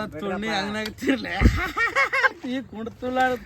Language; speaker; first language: Kannada; native; Kannada